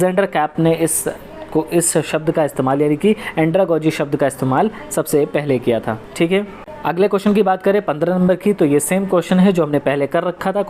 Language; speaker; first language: Hindi; native; Hindi